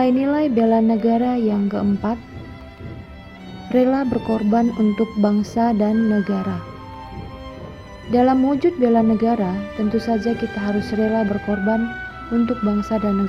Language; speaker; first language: Indonesian; native; Indonesian